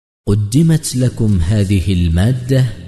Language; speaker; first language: Arabic; native; Arabic